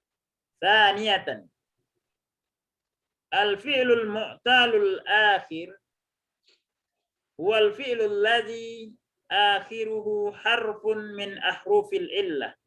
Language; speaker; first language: Arabic; non-native, fluent; Indonesian